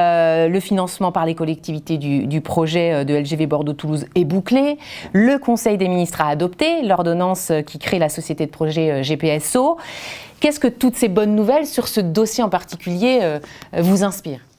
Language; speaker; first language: French; native; French